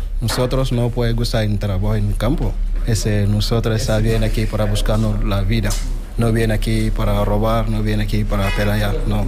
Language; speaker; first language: Spanish; non-native, learner; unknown